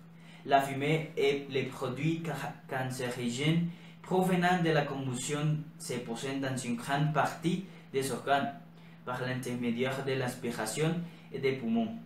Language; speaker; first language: French; non-native, learner; Spanish